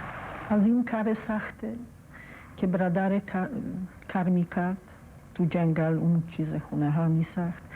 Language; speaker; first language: Persian; non-native, fluent; Polish